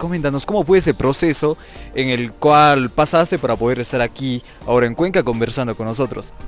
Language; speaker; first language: Spanish; native; Spanish